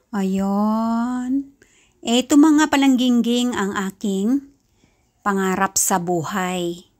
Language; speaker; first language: Filipino; non-native, local second language; Kinaray-a